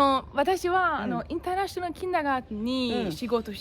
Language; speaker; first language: Japanese; non-native, learner; German